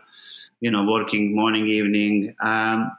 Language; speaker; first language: English; non-native, fluent; Bosnian